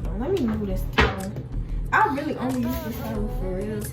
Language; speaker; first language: English; native; English